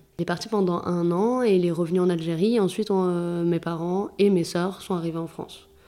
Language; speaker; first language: French; early bilingual, other home language; Arabic